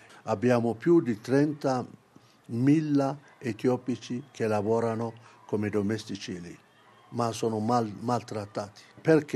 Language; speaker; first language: Italian; non-native, fluent; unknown